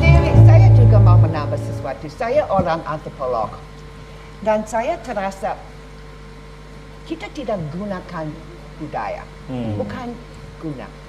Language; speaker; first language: Indonesian; non-native, learner; English